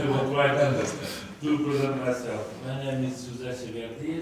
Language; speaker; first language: English; non-native, learner; Portuguese